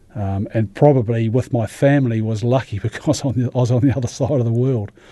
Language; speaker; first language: English; native; English